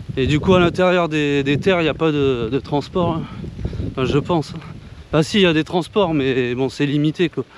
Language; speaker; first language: French; native; French